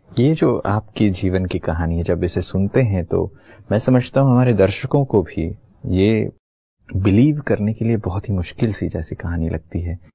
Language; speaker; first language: Hindi; native; Hindi